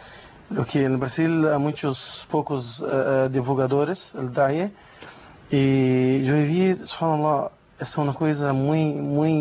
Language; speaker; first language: Spanish; non-native, learner; Portuguese